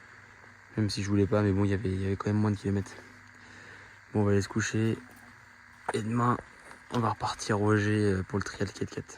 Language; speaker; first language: French; native; French